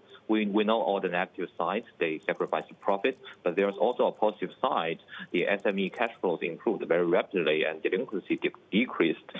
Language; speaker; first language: English; non-native, fluent; Chinese